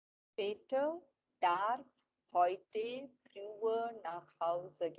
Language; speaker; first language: German; non-native, learner; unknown